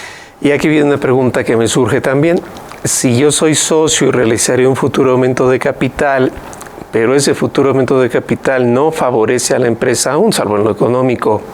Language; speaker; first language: Spanish; native; Spanish